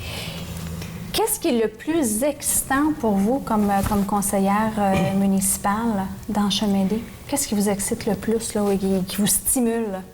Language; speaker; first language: French; native; French